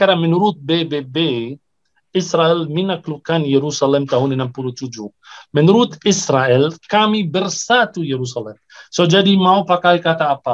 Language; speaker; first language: Indonesian; non-native, fluent; Arabic